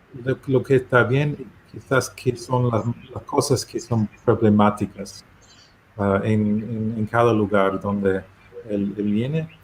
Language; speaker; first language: Spanish; non-native, learner; German